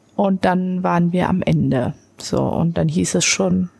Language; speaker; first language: German; native; German